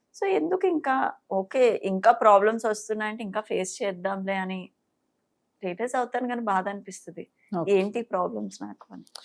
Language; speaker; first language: Telugu; non-native, fluent; Bangla